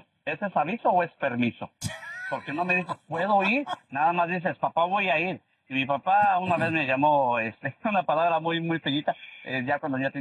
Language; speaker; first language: Spanish; native; Spanish